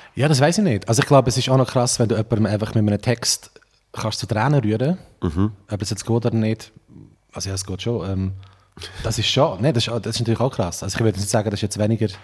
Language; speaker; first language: German; native; German